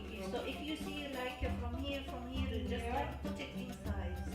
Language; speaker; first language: English; non-native, learner; Arabic